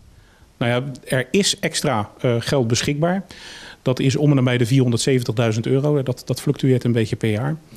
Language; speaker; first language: Dutch; native; Dutch